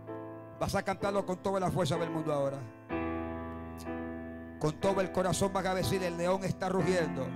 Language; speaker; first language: Spanish; native; Spanish